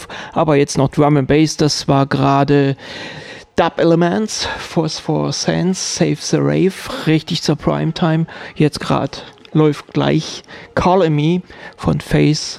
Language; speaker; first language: German; native; German